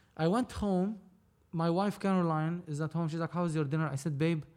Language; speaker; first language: English; non-native, fluent; Arabic